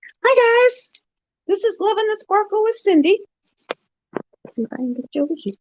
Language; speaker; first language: English; native; English